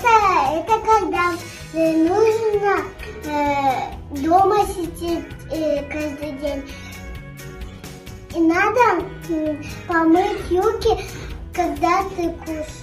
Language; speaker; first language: Russian; early bilingual, other home language; Kyrgyz